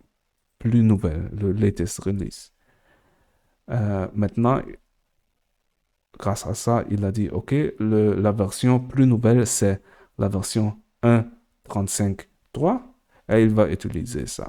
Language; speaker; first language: French; non-native, learner; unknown